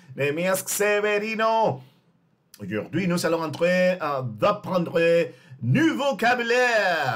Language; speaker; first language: French; non-native, learner; Spanish